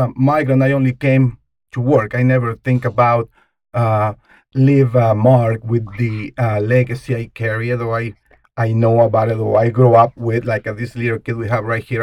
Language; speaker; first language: English; non-native, learner; Spanish